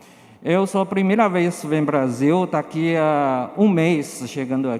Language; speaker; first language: Portuguese; non-native, learner; Chinese